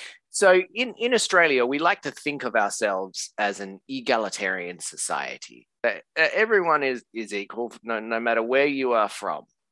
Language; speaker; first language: English; native; English